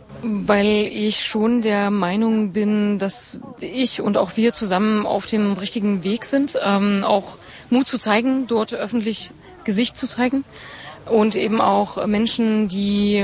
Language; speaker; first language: German; native; German